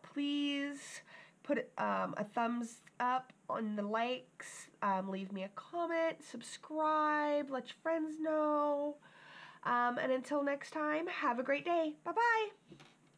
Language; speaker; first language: English; native; English